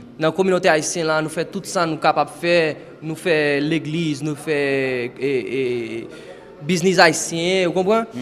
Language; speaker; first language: Haitian Creole; non-native, fluent; Portuguese